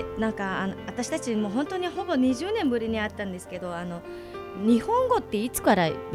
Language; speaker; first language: Japanese; non-native, fluent; Mongolian